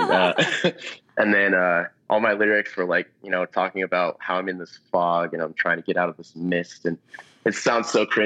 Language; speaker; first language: English; native; English